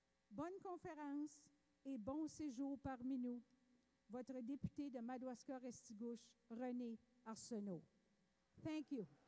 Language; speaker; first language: French; native; French